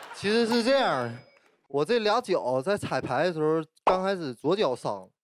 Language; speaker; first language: Chinese; native; Chinese